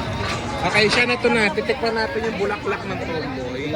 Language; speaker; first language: Filipino; native; Filipino